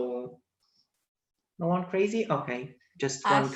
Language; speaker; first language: English; non-native, fluent; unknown